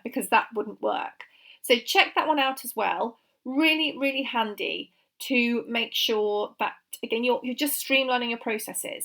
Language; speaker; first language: English; native; English